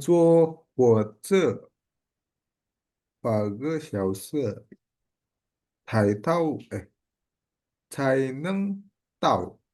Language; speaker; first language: Chinese; non-native, learner; Indonesian